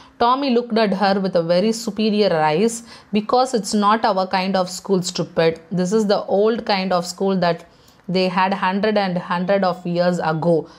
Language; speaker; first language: English; non-native, local second language; Tamil